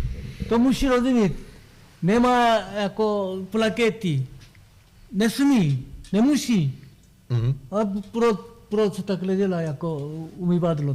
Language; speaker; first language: Czech; non-native, learner; Korean